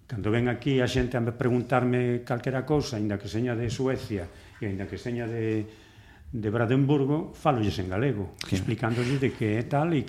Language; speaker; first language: Galician; non-native, local second language; Spanish